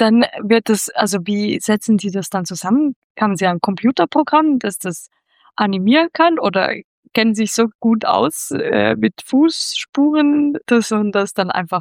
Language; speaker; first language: German; native; German